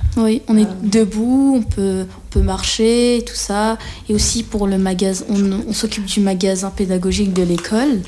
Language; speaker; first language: French; native; French